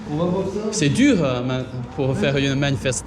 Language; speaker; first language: French; non-native, learner; Chinese